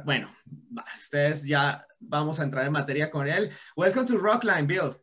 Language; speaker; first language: Spanish; native; Spanish